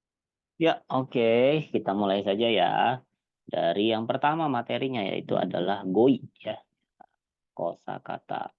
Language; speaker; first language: Indonesian; native; Indonesian